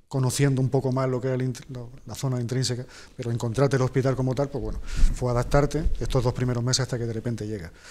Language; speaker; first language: Spanish; native; Spanish